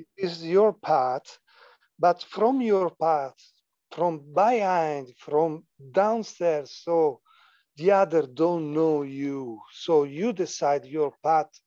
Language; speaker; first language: English; non-native, learner; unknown